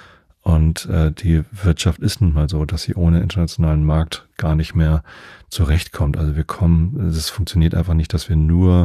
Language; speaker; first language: German; native; German